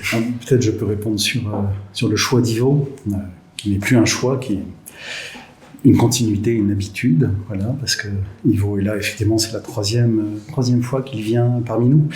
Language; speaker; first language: French; native; French